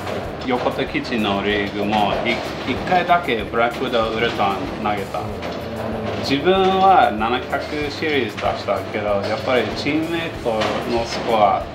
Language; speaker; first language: Japanese; non-native, fluent; English